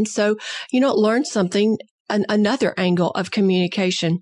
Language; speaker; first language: English; native; English